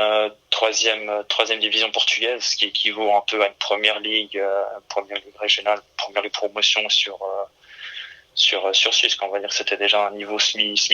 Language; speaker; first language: French; early bilingual, other home language; Portuguese